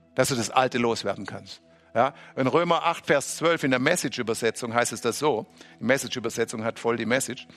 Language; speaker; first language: German; native; German